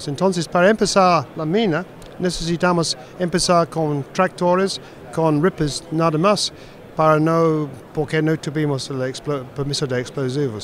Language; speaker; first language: Spanish; non-native, fluent; English